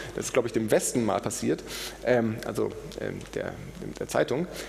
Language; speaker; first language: German; native; German